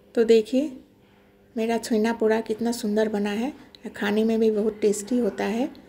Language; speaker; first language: Hindi; non-native, local second language; Bangla